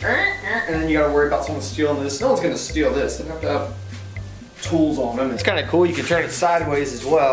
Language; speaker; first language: English; native; English